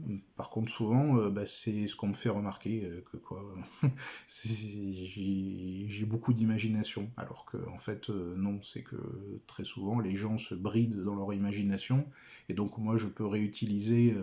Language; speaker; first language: French; native; French